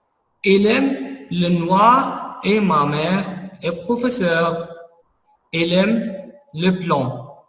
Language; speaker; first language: French; non-native, fluent; Arabic